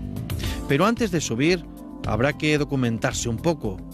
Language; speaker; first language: Spanish; native; Spanish